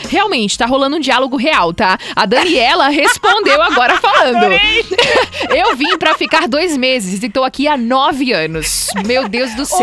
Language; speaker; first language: Portuguese; native; Portuguese